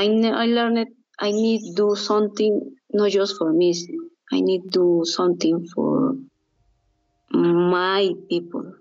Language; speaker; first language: English; non-native, learner; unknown